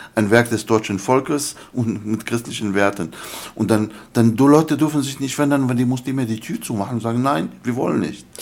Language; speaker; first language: German; non-native, fluent; Arabic